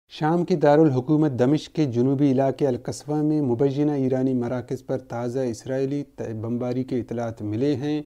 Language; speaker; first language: Urdu; non-native, local second language; Baluchi